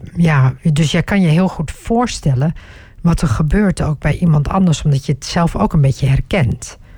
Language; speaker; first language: Dutch; early bilingual, other home language; Turkish